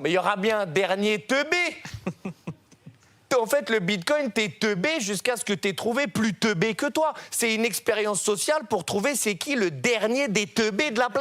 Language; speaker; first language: French; native; French